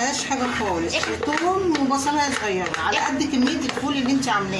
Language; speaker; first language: Arabic; native; Arabic